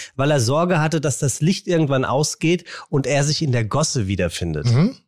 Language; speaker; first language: German; native; German